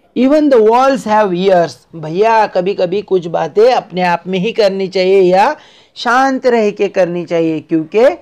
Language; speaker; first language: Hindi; non-native, local second language; Marathi